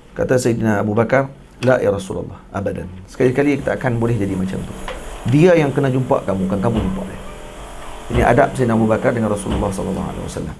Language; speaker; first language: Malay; native; Malay